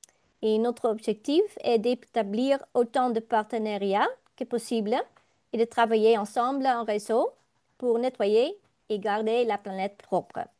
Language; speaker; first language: French; non-native, learner; Dutch